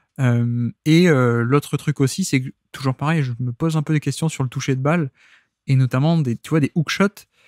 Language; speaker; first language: French; native; French